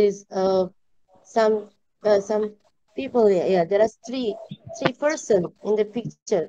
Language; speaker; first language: English; non-native, learner; Indonesian